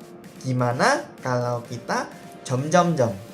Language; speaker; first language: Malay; non-native, fluent; Korean